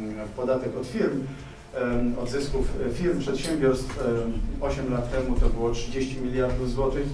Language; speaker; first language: Polish; native; Polish